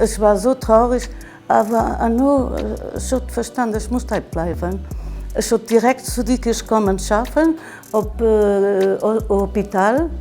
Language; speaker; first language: German; non-native, learner; Portuguese